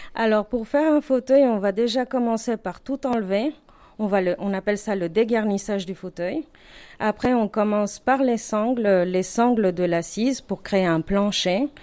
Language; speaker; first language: French; non-native, fluent; Spanish